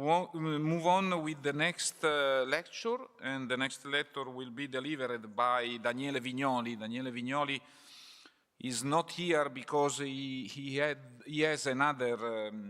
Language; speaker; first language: English; non-native, fluent; Italian